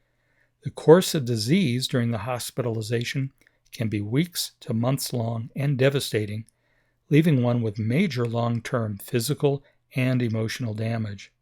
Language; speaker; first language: English; native; English